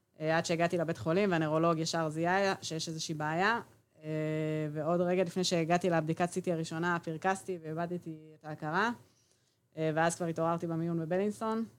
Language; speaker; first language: Hebrew; native; Hebrew